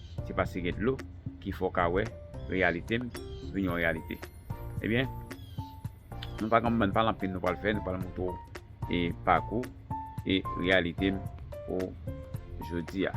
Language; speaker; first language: French; non-native, learner; Haitian Creole